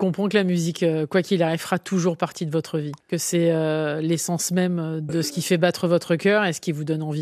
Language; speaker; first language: French; native; French